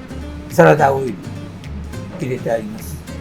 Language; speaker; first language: Japanese; native; Japanese